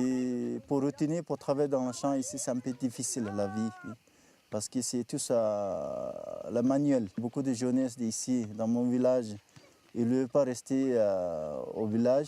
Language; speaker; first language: French; non-native, learner; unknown